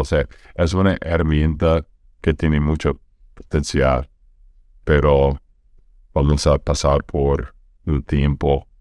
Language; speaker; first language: Spanish; non-native, fluent; English